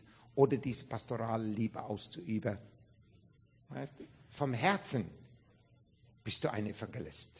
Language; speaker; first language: German; non-native, fluent; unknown